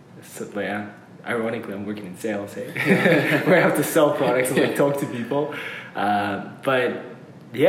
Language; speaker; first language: English; early bilingual, other home language; Uzbek